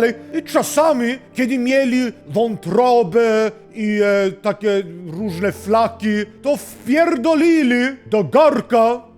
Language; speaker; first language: Polish; non-native, learner; Swedish